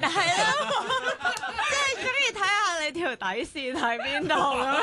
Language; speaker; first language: Cantonese; native; Cantonese